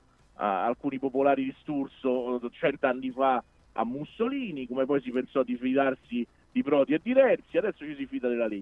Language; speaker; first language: Italian; native; Italian